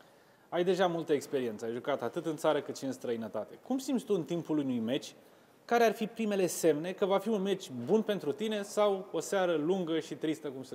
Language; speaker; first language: Romanian; native; Romanian